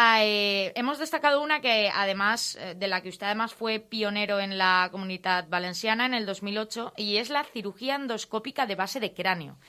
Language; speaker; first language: Spanish; native; Spanish